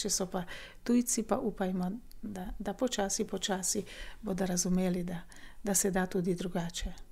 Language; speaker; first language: Slovenian; non-native, fluent; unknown